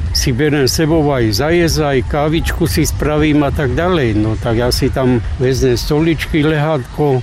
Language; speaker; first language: Slovak; native; Slovak